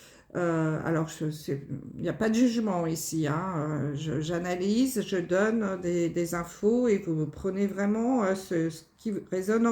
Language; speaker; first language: French; native; French